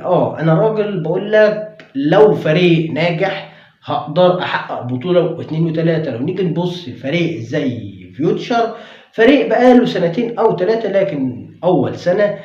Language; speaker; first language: Arabic; native; Arabic